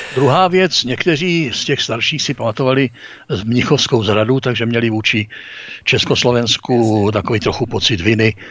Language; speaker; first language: Czech; native; Czech